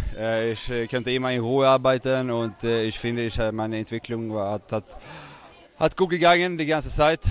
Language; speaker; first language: German; non-native, fluent; Swedish